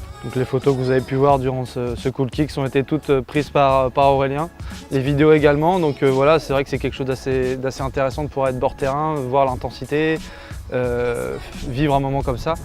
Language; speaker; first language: French; native; French